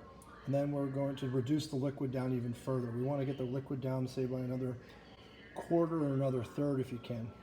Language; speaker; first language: English; native; English